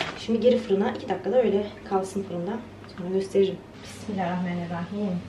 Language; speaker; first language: Turkish; native; Turkish